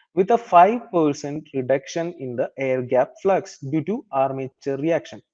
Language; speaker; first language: English; non-native, local second language; Malayalam